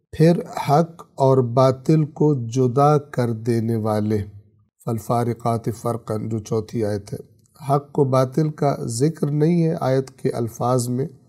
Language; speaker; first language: Urdu; native; Urdu